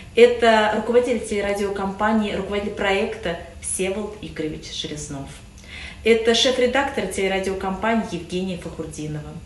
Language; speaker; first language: Russian; native; Russian